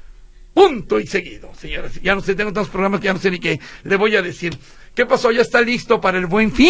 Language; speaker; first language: Spanish; native; Spanish